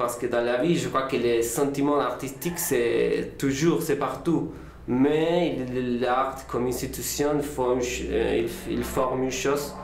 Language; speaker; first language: French; non-native, learner; Spanish